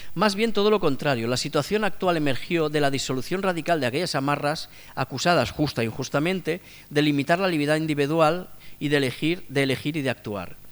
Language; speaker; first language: Spanish; non-native, local second language; Catalan